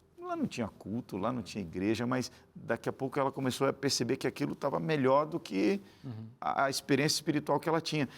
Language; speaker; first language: Portuguese; native; Portuguese